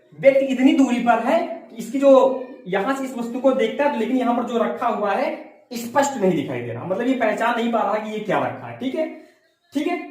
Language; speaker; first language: Hindi; native; Hindi